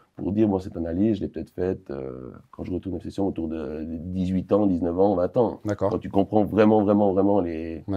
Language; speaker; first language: French; native; French